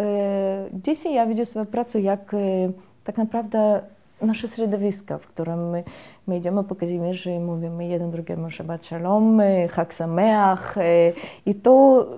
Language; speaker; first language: Polish; non-native, fluent; Russian